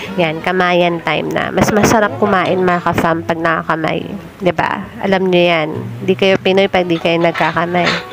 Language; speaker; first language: Filipino; non-native, local second language; Aklanon